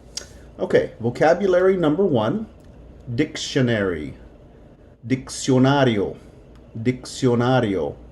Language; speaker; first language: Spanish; non-native, fluent; English